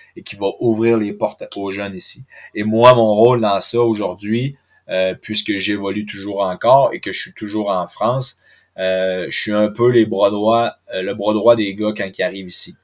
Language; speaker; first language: French; native; French